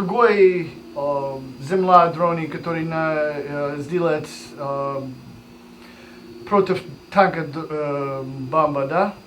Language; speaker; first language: Russian; non-native, learner; English